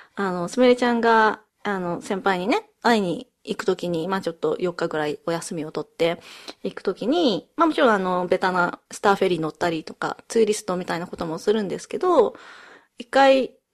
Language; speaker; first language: Japanese; early bilingual, heritage; Japanese